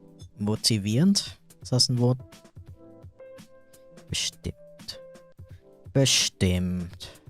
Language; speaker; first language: German; non-native, fluent; English